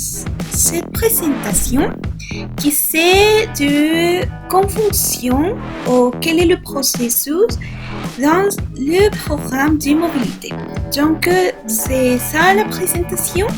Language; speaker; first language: French; non-native, learner; Spanish